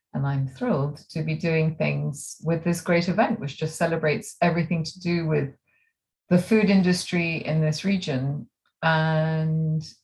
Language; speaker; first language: English; native; English